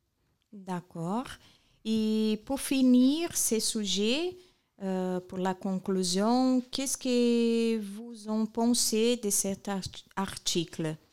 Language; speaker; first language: French; non-native, learner; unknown